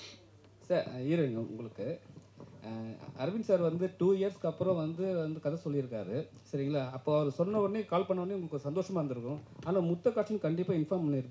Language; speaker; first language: Tamil; native; Tamil